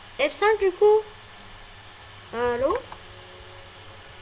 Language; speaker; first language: French; native; French